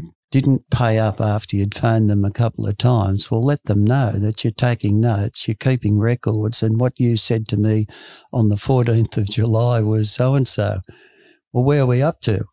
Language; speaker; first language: English; native; English